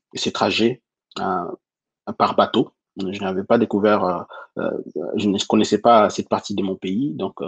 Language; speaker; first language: French; non-native, local second language; Lingala